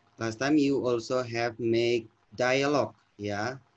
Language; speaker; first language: English; non-native, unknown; Indonesian